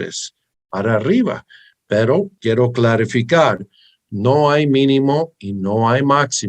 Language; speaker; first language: Spanish; early bilingual, heritage; English